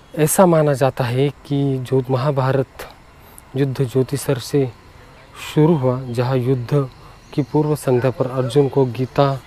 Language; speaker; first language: Hindi; non-native, local second language; Marathi